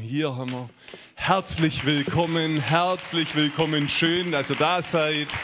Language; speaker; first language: German; native; German